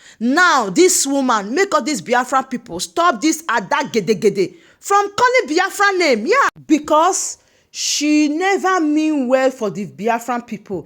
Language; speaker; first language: Nigerian Pidgin; non-native, local second language; Igbo